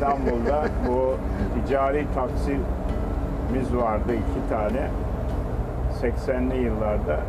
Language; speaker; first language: Turkish; native; Turkish